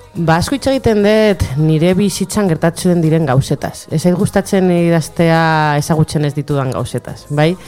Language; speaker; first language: Basque; non-native, local second language; Spanish